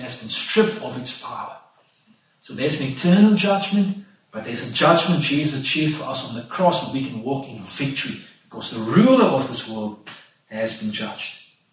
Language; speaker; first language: English; non-native, local second language; Afrikaans